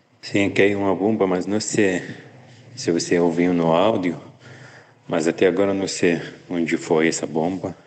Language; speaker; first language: Portuguese; non-native, learner; Arabic